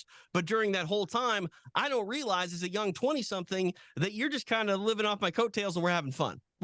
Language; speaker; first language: English; native; English